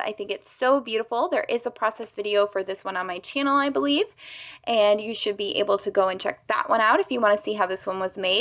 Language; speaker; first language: English; native; English